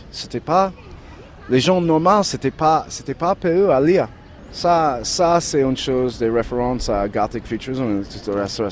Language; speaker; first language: French; non-native, learner; English